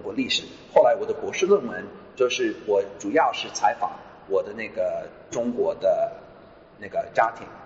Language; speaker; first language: Chinese; non-native, fluent; English